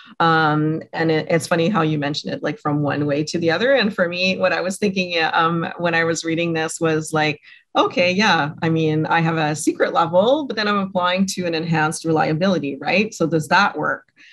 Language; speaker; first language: English; non-native, fluent; French